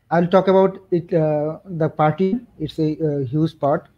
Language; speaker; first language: English; non-native, local second language; Bangla